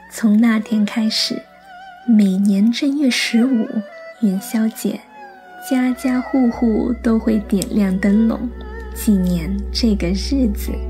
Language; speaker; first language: Chinese; early bilingual, heritage; Chinese